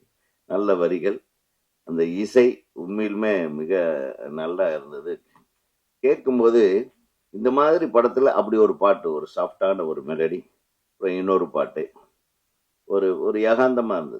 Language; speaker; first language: Tamil; native; Tamil